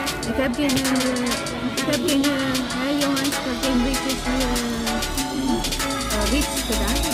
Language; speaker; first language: Dutch; non-native, learner; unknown